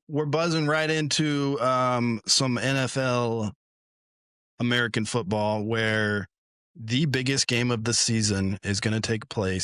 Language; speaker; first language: English; native; English